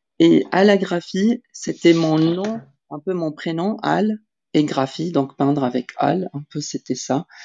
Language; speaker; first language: French; non-native, local second language; Arabic